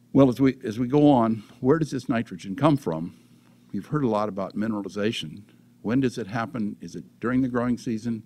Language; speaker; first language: English; native; English